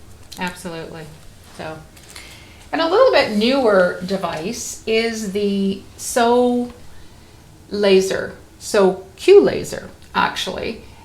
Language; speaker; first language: English; native; English